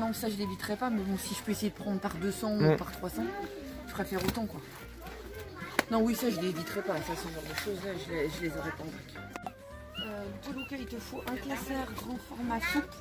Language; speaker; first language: French; native; French